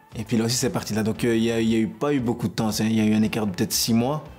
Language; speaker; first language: French; native; French